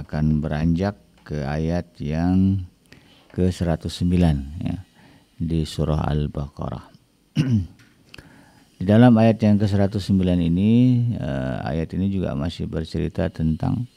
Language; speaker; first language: Indonesian; native; Indonesian